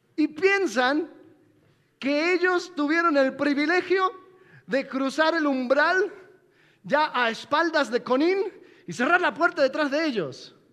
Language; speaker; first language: Spanish; non-native, fluent; English